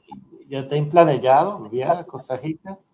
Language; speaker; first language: Portuguese; non-native, learner; Spanish